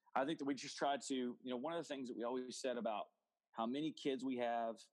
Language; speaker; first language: English; native; English